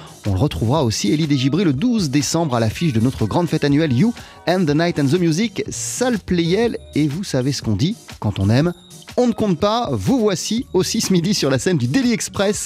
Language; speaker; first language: French; native; French